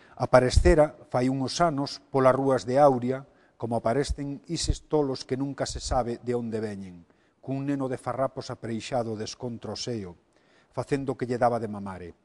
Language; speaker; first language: Galician; native; Galician